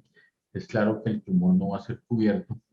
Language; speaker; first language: Spanish; native; Spanish